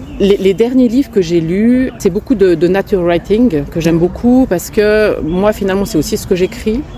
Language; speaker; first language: French; non-native, local second language; Romanian